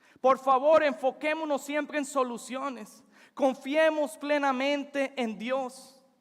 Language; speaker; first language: Spanish; native; Spanish